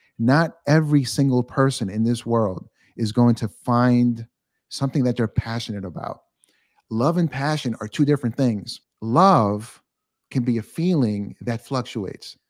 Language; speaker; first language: English; native; English